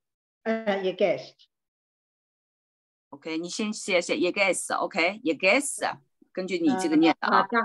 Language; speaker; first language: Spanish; non-native, fluent; Chinese